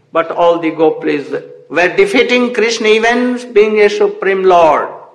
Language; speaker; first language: English; non-native, local second language; Hindi